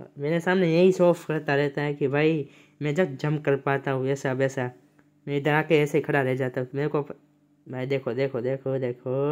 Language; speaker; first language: Hindi; non-native, local second language; Gujarati